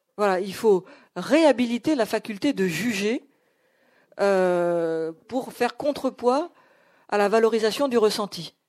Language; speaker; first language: French; native; French